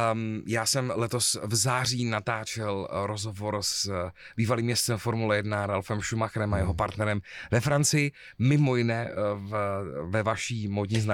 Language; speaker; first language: Czech; native; Czech